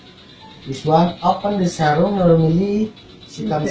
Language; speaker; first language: English; non-native, learner; Indonesian